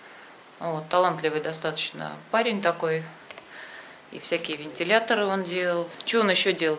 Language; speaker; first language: Russian; native; Russian